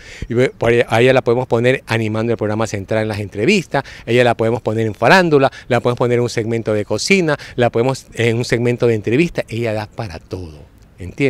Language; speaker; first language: Spanish; native; Spanish